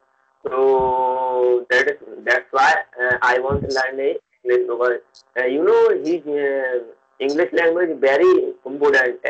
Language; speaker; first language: English; non-native, learner; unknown